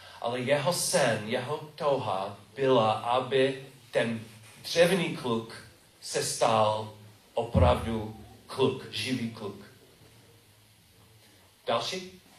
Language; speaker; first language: Czech; non-native, learner; English